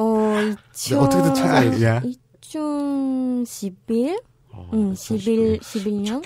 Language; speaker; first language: Korean; non-native, learner; Japanese